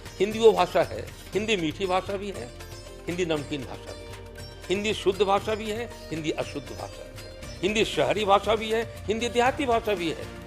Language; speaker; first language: Hindi; non-native, local second language; Bangla